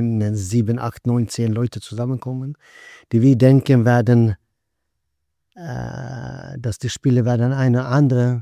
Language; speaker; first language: German; non-native, fluent; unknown